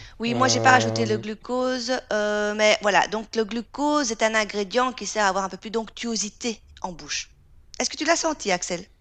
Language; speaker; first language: French; native; French